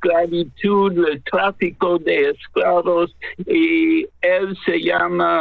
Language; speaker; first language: Spanish; non-native, fluent; English